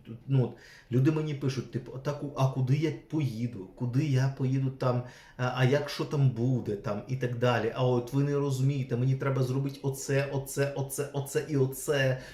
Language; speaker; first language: Ukrainian; non-native, local second language; Russian